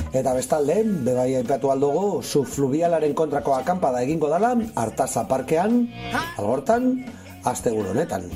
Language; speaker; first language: Basque; native; Basque